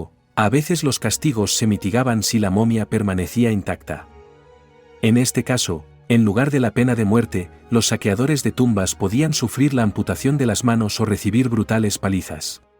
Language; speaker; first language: Spanish; native; Spanish